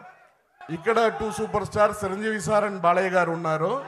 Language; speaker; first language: Telugu; non-native, learner; Tamil